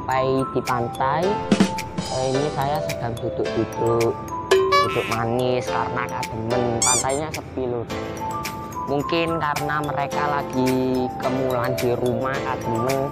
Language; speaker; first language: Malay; non-native, local second language; Javanese